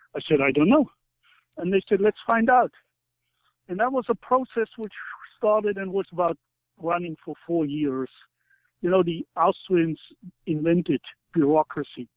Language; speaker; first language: English; non-native, fluent; German